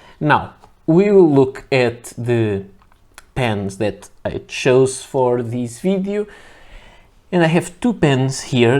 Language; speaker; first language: English; non-native, fluent; Portuguese